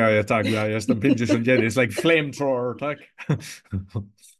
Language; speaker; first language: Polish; non-native, learner; English